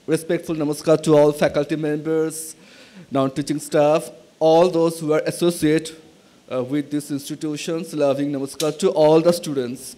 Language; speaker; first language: English; non-native, local second language; Bangla